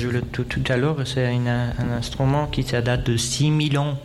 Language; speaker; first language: French; non-native, fluent; Persian